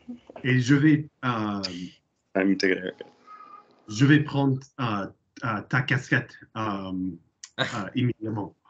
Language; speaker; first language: French; non-native, learner; English